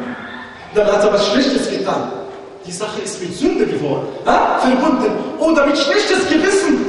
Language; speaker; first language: German; non-native, fluent; Arabic